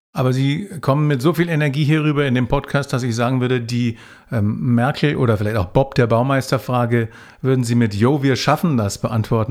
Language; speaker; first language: German; native; German